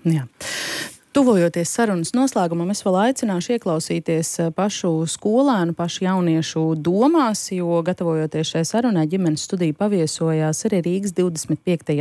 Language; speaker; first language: Latvian; native; Latvian